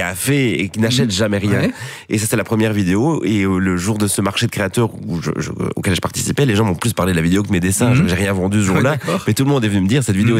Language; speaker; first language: French; native; French